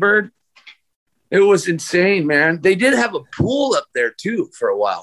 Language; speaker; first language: English; native; English